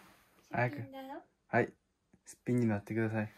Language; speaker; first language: Japanese; native; Japanese